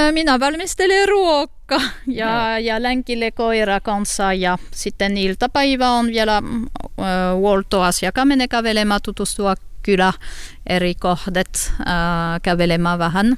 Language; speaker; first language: Finnish; non-native, learner; French